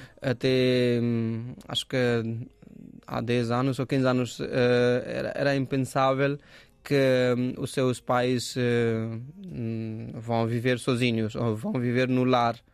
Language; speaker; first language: Portuguese; non-native, fluent; Hindi